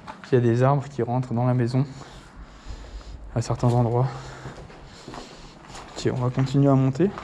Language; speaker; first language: French; native; French